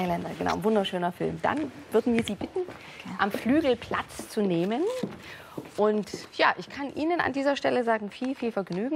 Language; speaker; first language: German; native; German